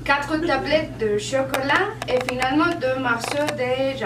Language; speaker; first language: French; non-native, learner; Spanish